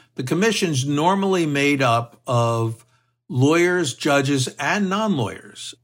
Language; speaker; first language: English; native; English